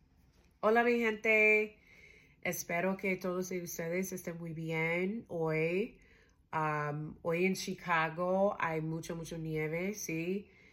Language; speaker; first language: Spanish; non-native, learner; English